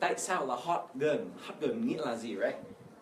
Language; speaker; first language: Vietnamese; non-native, fluent; English